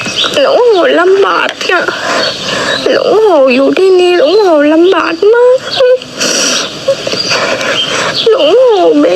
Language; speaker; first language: Thai; non-native, learner; Vietnamese